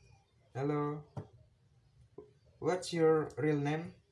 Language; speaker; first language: English; non-native, learner; Indonesian